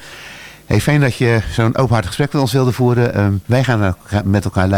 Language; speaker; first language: Dutch; native; Dutch